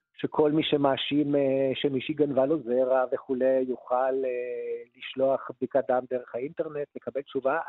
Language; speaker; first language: Hebrew; native; Hebrew